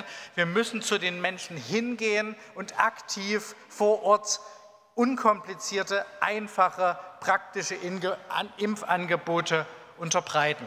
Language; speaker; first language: German; native; German